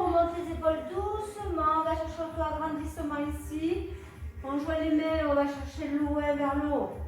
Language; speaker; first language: French; native; French